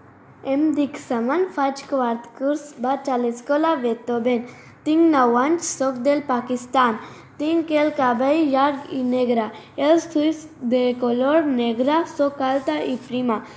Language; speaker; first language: Catalan; non-native, learner; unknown